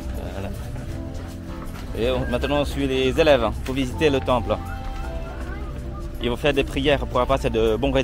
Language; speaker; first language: French; non-native, fluent; Vietnamese